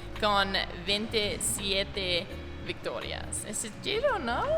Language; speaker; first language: Spanish; non-native, learner; English